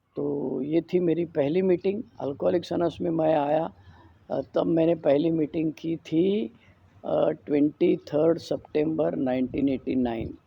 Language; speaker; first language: Hindi; non-native, local second language; Marathi